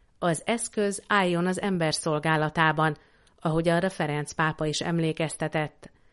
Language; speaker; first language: Hungarian; native; Hungarian